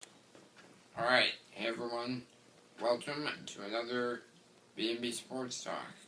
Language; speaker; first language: English; native; English